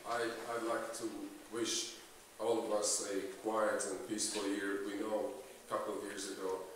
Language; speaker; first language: English; non-native, fluent; Slovak